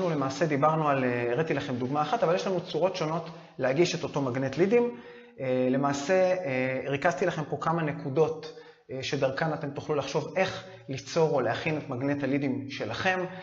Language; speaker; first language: Hebrew; native; Hebrew